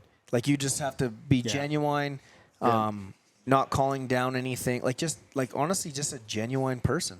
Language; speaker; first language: English; native; English